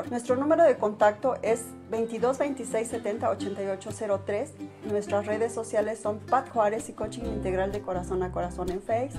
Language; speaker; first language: Spanish; native; Spanish